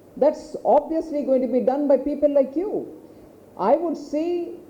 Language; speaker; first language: English; non-native, local second language; Tamil